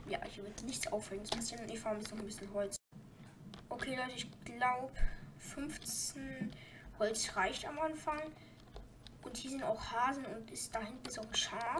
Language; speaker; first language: German; native; German